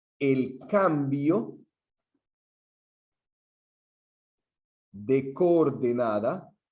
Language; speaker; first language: Spanish; native; Spanish